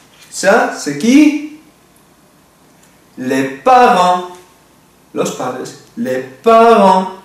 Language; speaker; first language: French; non-native, fluent; Spanish